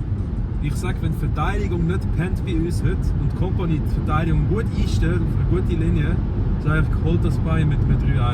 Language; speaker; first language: German; native; German